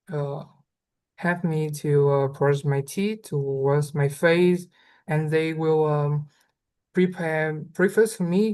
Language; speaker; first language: English; non-native, learner; Vietnamese